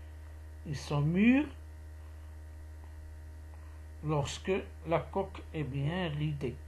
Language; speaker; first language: French; non-native, local second language; Arabic